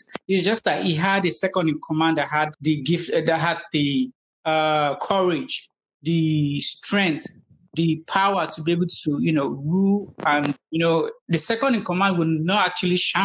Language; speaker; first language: English; non-native, local second language; Yoruba